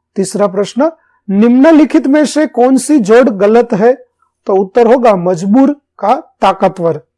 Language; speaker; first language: Hindi; non-native, local second language; Gujarati